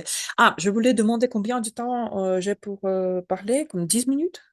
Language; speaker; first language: French; non-native, learner; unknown